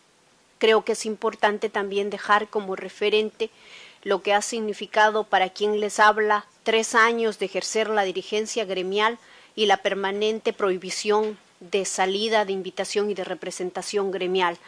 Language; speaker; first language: Spanish; native; Spanish